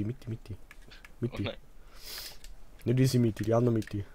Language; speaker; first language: German; native; German